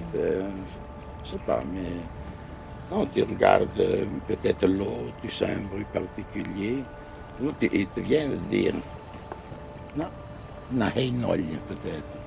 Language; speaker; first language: French; non-native, local second language; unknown